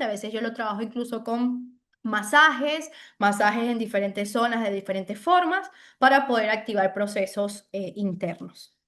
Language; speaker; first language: Spanish; native; Spanish